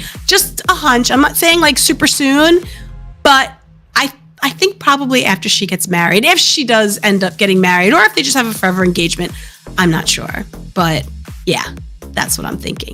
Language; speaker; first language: English; native; English